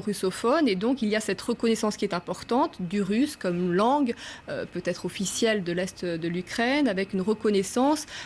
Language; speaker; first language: French; native; French